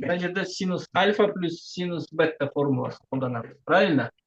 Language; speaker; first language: Russian; non-native, local second language; Kazakh